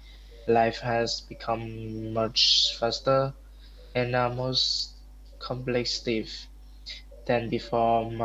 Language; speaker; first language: English; non-native, learner; Vietnamese